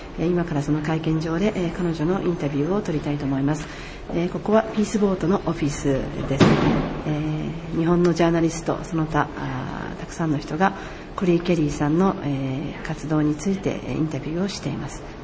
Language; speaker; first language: Japanese; native; Japanese